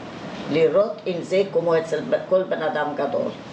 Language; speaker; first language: Hebrew; non-native, fluent; Hungarian